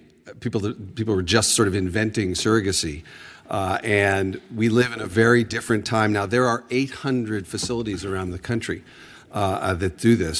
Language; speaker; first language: English; native; English